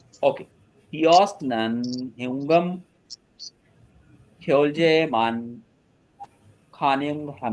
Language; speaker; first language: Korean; non-native, fluent; Urdu